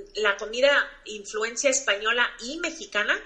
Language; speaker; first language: Spanish; native; Spanish